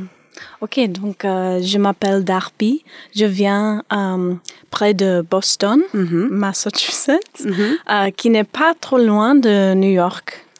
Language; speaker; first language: French; non-native, learner; English